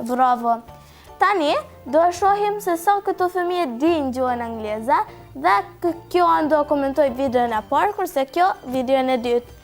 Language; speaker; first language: Albanian; native; Albanian